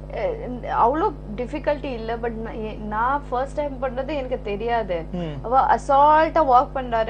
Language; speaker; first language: Tamil; non-native, local second language; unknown